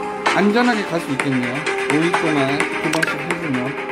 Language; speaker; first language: Korean; native; Korean